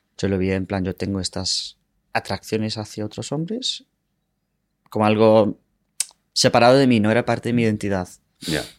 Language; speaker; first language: Spanish; non-native, fluent; English